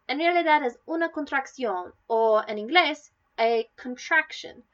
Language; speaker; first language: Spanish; non-native, learner; English